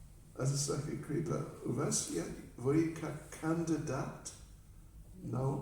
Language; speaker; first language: Russian; non-native, learner; English